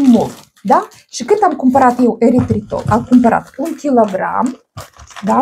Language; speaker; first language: Romanian; non-native, learner; Russian